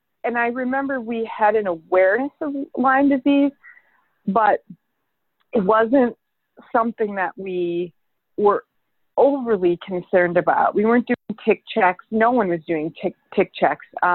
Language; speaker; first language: English; native; English